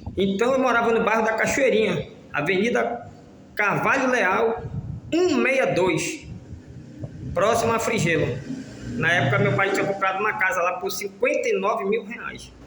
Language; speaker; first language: Portuguese; native; Portuguese